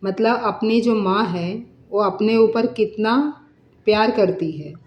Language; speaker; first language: Hindi; non-native, local second language; Marathi